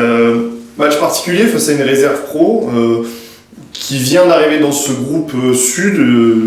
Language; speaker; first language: French; native; French